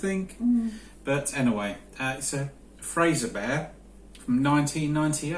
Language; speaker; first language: English; native; English